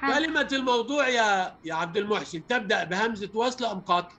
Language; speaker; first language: Arabic; native; Arabic